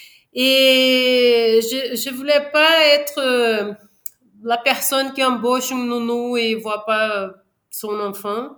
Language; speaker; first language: French; non-native, fluent; Portuguese